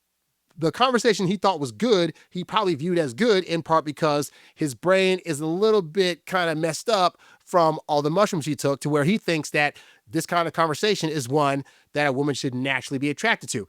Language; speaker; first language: English; native; English